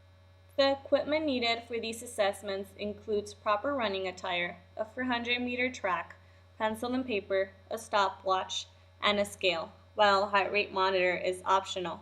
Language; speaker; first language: English; native; English